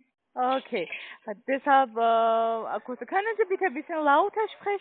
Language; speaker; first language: German; non-native, learner; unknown